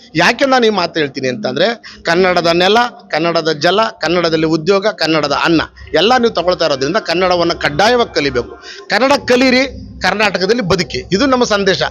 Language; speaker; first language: Kannada; native; Kannada